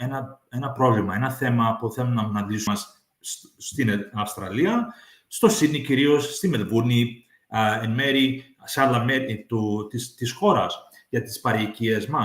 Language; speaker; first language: Greek; early bilingual, heritage; English